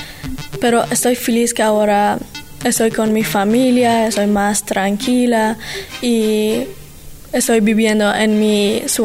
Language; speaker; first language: Spanish; non-native, learner; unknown